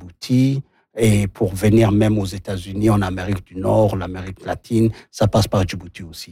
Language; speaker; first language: French; non-native, local second language; Somali